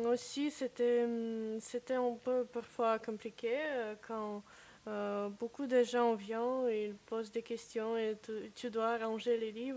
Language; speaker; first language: French; non-native, learner; Russian